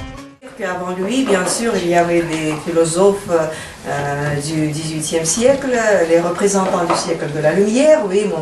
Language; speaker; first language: French; non-native, fluent; Russian